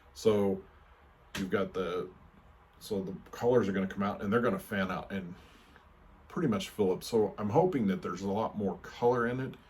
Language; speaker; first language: English; native; English